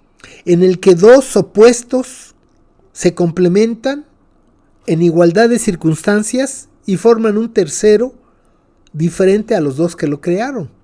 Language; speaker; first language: Spanish; native; Spanish